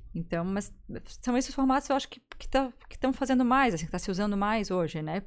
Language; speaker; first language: Portuguese; native; Portuguese